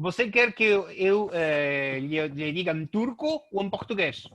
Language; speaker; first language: Portuguese; non-native, fluent; Spanish